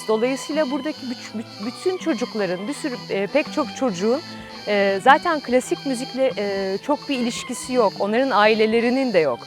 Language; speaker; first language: Turkish; native; Turkish